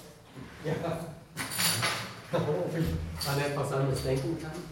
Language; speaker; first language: German; non-native, fluent; English